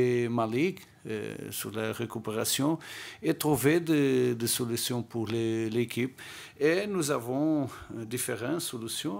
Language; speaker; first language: French; non-native, learner; Portuguese